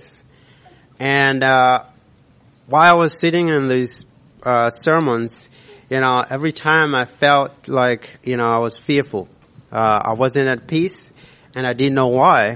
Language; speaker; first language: English; non-native, local second language; Nyanja